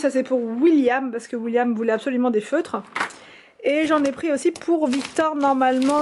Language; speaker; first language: French; native; French